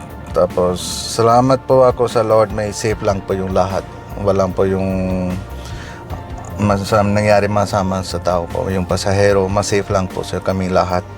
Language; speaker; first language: Filipino; non-native, learner; Punjabi